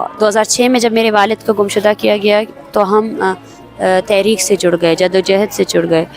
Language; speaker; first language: Urdu; non-native, local second language; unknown